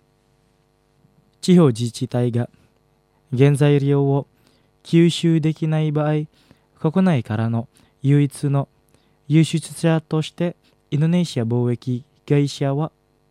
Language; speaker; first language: Japanese; non-native, fluent; Indonesian